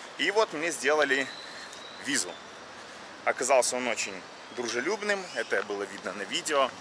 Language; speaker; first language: Russian; native; Russian